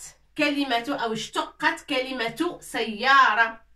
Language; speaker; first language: Arabic; non-native, fluent; French